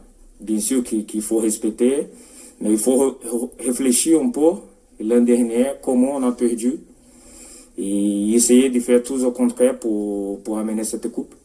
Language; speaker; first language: French; non-native, fluent; Portuguese